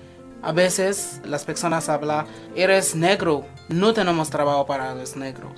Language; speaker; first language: Spanish; non-native, fluent; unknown